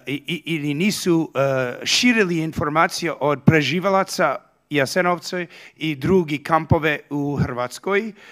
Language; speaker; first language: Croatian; early bilingual, heritage; Serbian